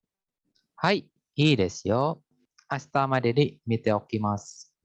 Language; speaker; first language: Japanese; non-native, fluent; Indonesian